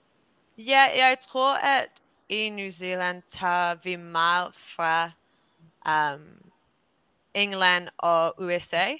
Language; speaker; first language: Danish; early bilingual, heritage; English